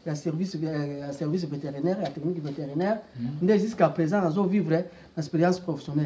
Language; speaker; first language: French; non-native, local second language; Lingala